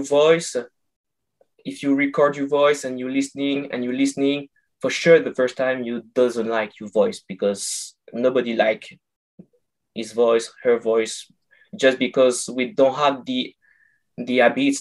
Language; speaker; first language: English; non-native, fluent; French